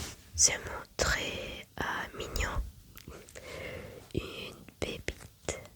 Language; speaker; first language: French; non-native, learner; German